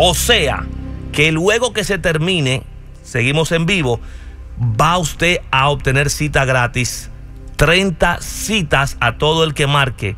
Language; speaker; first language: Spanish; native; Spanish